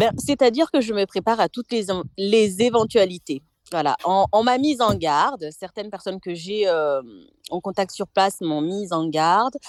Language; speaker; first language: French; non-native, local second language; Malagasy